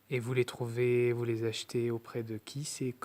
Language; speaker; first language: French; native; French